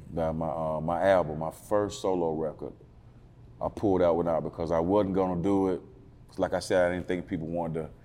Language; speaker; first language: English; native; English